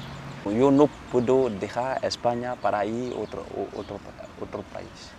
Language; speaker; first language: Spanish; non-native, learner; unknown